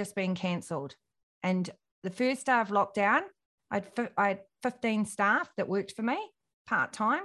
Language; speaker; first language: English; native; English